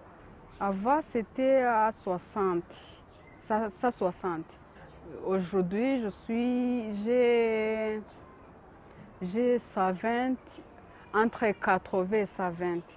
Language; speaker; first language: French; non-native, local second language; Kinyarwanda